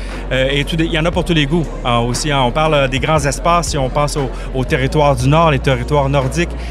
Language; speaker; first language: French; native; French